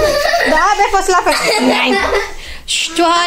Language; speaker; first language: German; non-native, learner; Indonesian